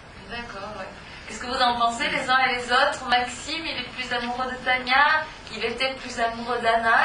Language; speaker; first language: French; native; French